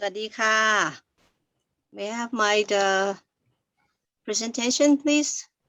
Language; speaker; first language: English; non-native, fluent; Thai